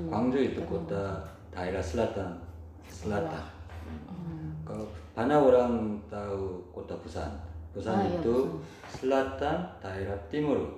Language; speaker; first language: Indonesian; non-native, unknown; Korean